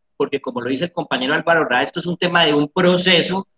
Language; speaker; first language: Spanish; native; Spanish